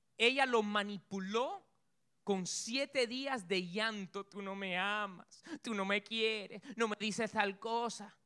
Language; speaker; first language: Spanish; early bilingual, heritage; Spanish